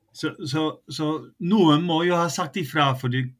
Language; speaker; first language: Norwegian; non-native, fluent; Dutch